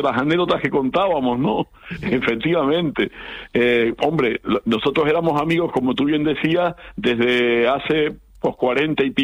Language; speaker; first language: Spanish; native; Spanish